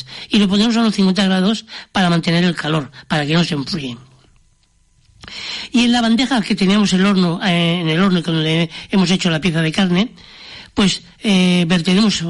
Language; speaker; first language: Spanish; native; Spanish